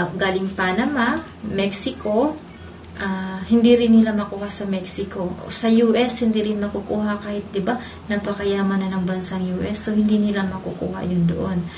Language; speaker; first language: Filipino; non-native, local second language; Cebuano